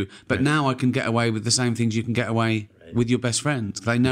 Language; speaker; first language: English; native; English